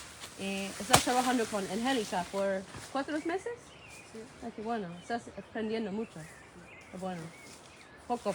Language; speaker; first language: Spanish; non-native, learner; English